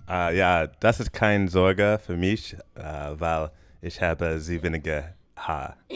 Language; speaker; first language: German; non-native, learner; English